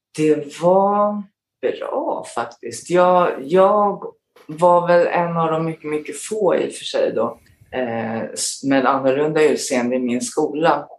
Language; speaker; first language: Swedish; native; Swedish